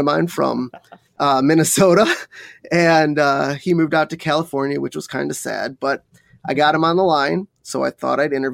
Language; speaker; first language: English; native; English